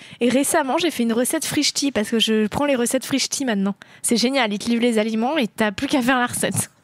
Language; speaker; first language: French; native; French